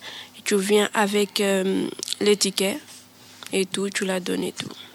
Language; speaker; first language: French; non-native, learner; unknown